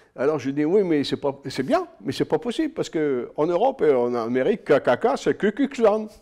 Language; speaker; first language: French; native; French